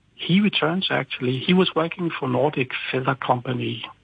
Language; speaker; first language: English; non-native, fluent; Danish